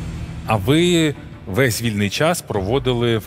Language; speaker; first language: Ukrainian; native; Ukrainian